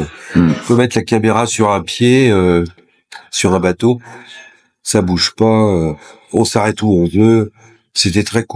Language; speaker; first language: French; native; French